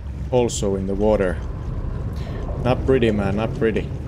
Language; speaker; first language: English; non-native, fluent; Finnish